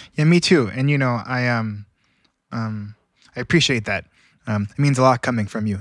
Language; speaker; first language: English; native; English